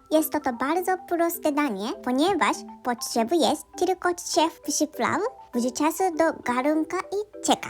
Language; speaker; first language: Polish; non-native, learner; Japanese